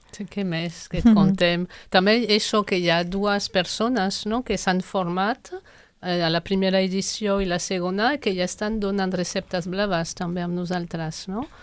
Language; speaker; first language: Catalan; non-native, fluent; French